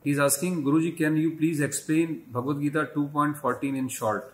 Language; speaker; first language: English; non-native, local second language; Hindi